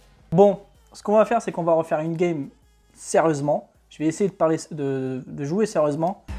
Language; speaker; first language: French; native; French